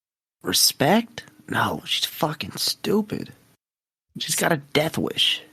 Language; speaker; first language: English; native; English